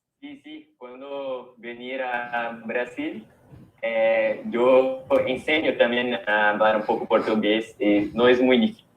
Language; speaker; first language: Spanish; non-native, fluent; Portuguese